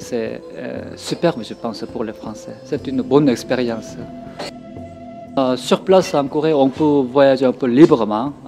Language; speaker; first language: French; non-native, fluent; Korean